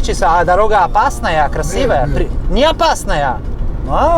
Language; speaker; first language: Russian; non-native, learner; Italian